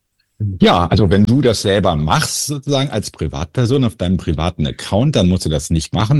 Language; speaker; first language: German; native; German